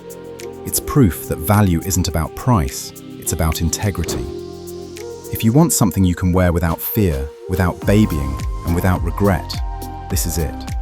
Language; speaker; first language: English; native; English